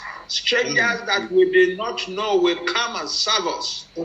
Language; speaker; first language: English; non-native, local second language; Yoruba